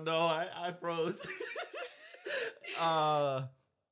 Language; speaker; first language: English; non-native, fluent; Spanish